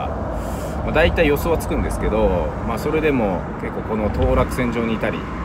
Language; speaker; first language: Japanese; native; Japanese